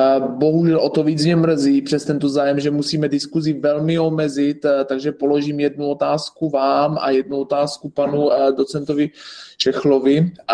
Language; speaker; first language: Czech; native; Czech